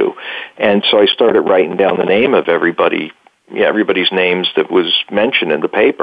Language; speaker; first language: English; native; English